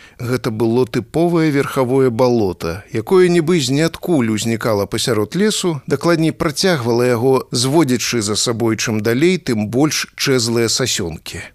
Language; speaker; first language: Belarusian; native; Belarusian